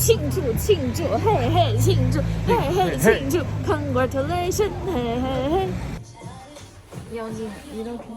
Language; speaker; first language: Korean; non-native, learner; Chinese